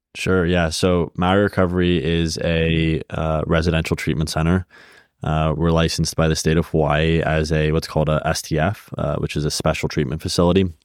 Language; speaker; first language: English; native; English